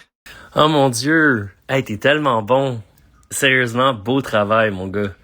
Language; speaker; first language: French; native; French